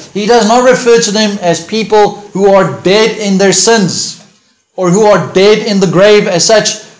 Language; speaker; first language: English; early bilingual, other home language; Afrikaans